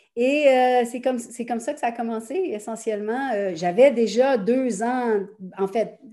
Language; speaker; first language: French; native; French